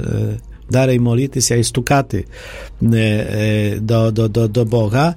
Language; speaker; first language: Polish; non-native, learner; Ukrainian